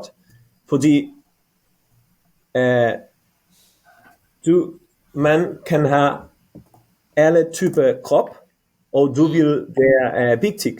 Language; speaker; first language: Danish; non-native, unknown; Catalan